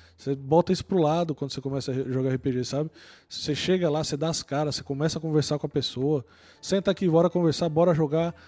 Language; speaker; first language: Portuguese; native; Portuguese